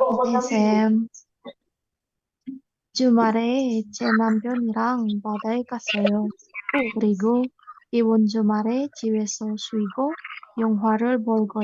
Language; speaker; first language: Korean; non-native, learner; Indonesian